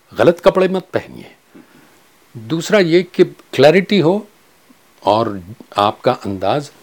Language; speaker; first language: Hindi; non-native, local second language; Kachhi